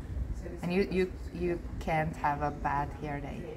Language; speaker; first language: English; non-native, fluent; Norwegian